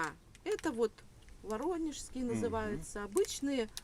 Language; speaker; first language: Russian; native; Russian